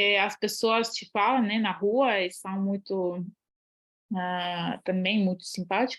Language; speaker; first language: Portuguese; non-native, fluent; Ukrainian